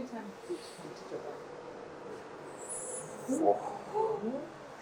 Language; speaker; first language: English; non-native, learner; Japanese